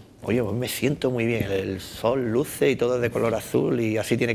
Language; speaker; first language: Spanish; native; Spanish